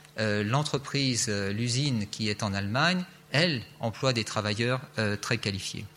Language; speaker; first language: French; native; French